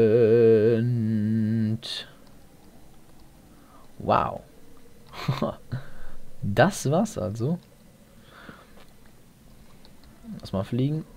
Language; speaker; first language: German; native; German